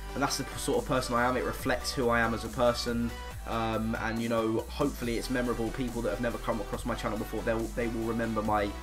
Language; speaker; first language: English; native; English